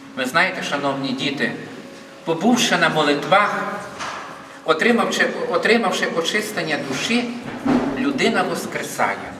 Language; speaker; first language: Ukrainian; native; Ukrainian